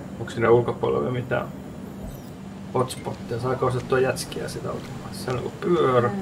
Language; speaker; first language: Finnish; native; Finnish